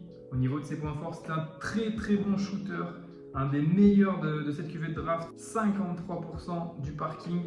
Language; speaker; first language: French; native; French